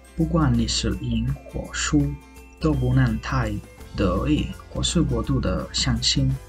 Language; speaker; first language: Chinese; non-native, fluent; Italian